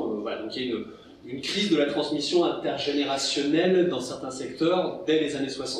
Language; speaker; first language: French; native; French